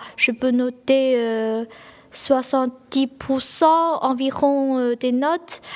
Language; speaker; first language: French; non-native, fluent; Chinese